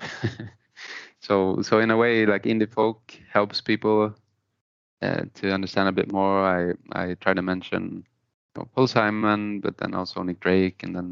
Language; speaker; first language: English; non-native, fluent; Spanish